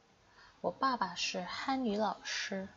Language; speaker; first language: Chinese; non-native, fluent; Indonesian